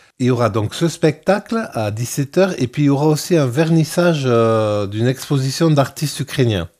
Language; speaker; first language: French; native; French